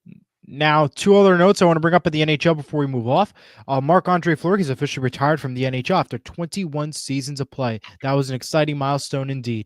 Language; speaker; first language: English; native; English